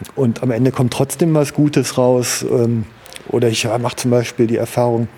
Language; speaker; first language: German; native; German